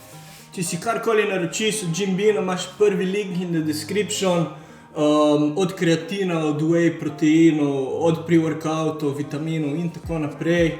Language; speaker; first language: Slovenian; native; Slovenian